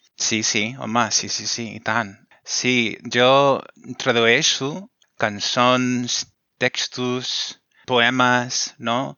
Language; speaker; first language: Catalan; non-native, fluent; English